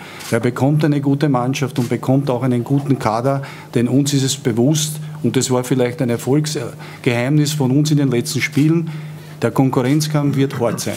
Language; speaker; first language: German; native; German